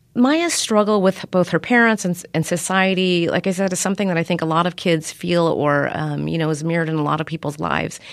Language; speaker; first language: English; native; English